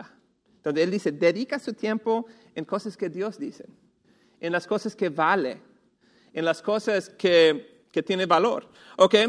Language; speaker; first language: Spanish; non-native, fluent; English